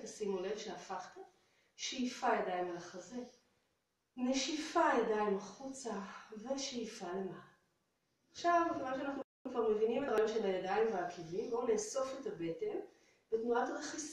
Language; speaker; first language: Hebrew; native; Hebrew